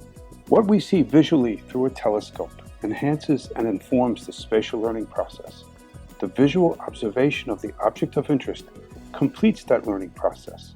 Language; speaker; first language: English; native; English